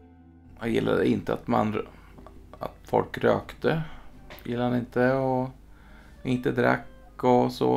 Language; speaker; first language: Swedish; early bilingual, other home language; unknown